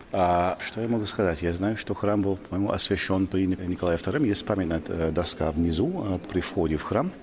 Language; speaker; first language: Russian; non-native, fluent; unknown